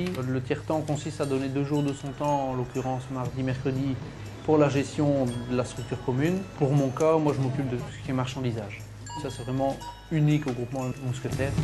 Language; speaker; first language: French; native; French